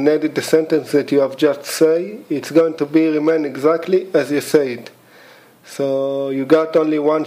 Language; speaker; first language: English; non-native, fluent; Hebrew